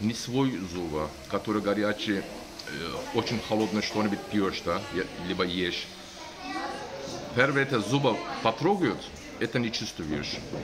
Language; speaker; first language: Russian; non-native, learner; Turkish